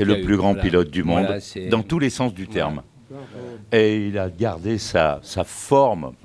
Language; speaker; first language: French; native; French